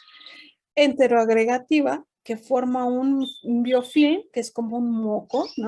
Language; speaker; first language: Spanish; native; Spanish